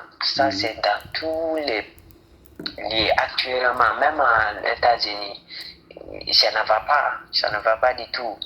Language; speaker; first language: French; non-native, fluent; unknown